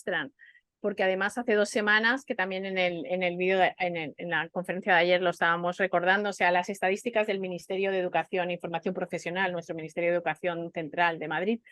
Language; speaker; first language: Spanish; native; Spanish